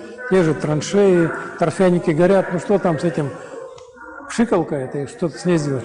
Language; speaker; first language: Russian; native; Russian